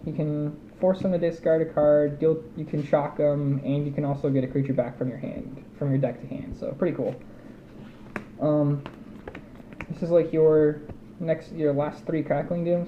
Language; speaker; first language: English; native; English